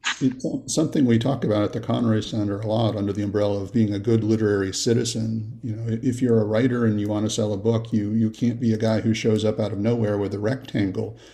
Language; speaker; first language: English; native; English